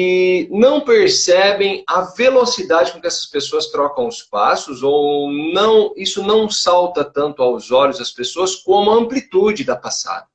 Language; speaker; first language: Portuguese; native; Portuguese